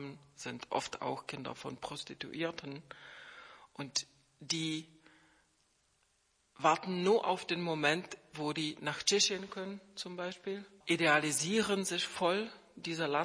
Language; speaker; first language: German; non-native, fluent; Czech